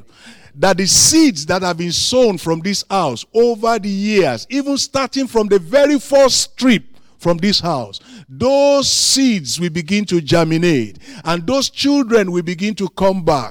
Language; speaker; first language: English; non-native, local second language; Yoruba